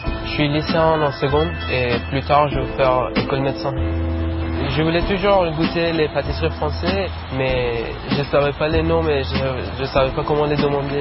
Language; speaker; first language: French; non-native, learner; Persian